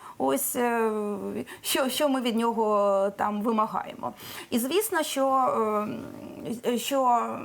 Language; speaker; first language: Ukrainian; native; Ukrainian